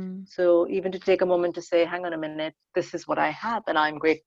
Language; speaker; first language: English; non-native, local second language; Hindi